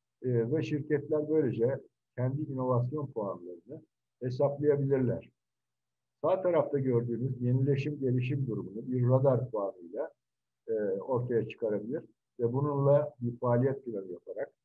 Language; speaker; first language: Turkish; native; Turkish